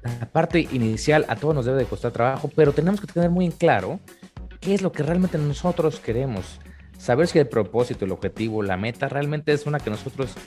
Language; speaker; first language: Spanish; native; Spanish